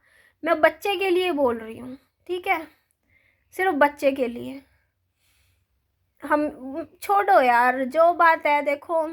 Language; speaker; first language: Hindi; native; Hindi